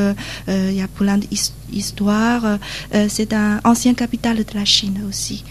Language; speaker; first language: French; non-native, learner; Chinese